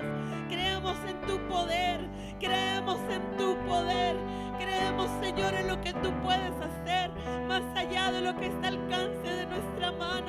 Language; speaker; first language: Spanish; native; Spanish